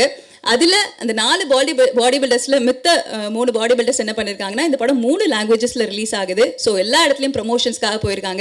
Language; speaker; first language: Tamil; native; Tamil